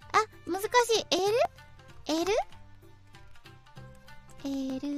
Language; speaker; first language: Spanish; non-native, learner; Japanese